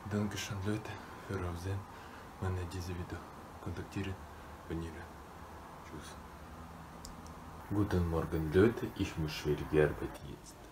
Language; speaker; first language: German; non-native, learner; Russian